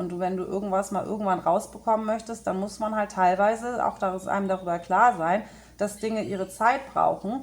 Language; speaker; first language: German; native; German